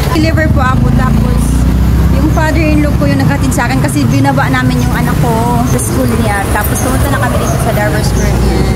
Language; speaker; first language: Filipino; native; Filipino